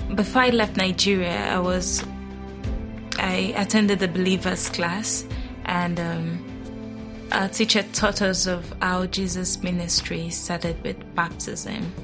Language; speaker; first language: English; non-native, local second language; Yoruba